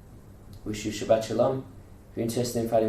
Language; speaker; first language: English; native; English